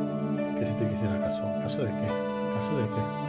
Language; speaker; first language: Spanish; native; Spanish